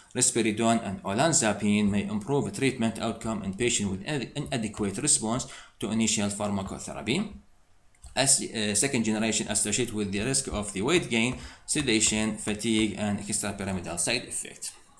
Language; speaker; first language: English; non-native, fluent; Arabic